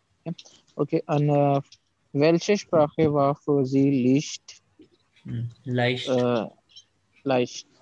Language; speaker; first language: German; non-native, learner; Urdu